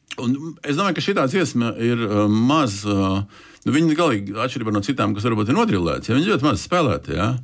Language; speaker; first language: Latvian; native; Latvian